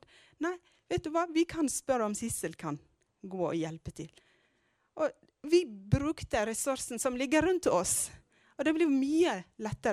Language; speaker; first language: Norwegian; non-native, fluent; Amharic